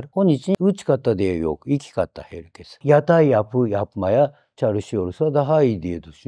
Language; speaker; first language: Turkish; non-native, fluent; Japanese